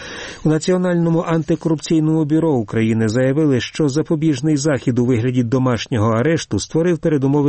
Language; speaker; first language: Ukrainian; native; Ukrainian